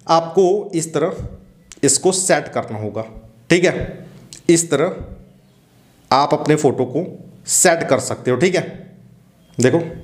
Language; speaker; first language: Hindi; native; Hindi